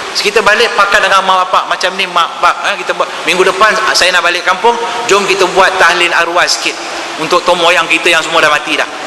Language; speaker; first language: Malay; non-native, local second language; Tamil